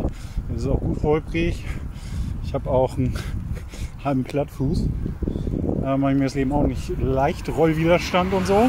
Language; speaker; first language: German; native; German